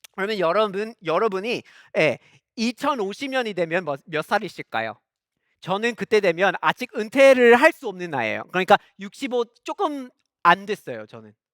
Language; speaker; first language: Korean; non-native, fluent; English